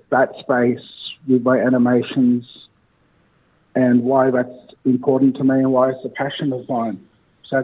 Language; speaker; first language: English; native; English